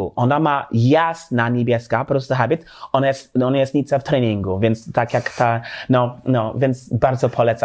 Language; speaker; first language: Polish; non-native, learner; English